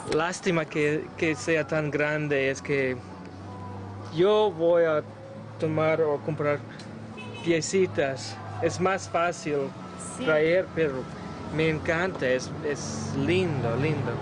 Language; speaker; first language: Spanish; non-native, learner; English